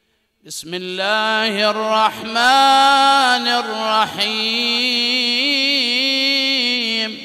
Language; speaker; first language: Arabic; native; Arabic